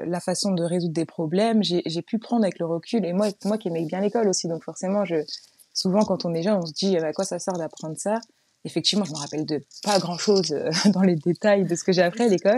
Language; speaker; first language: French; native; French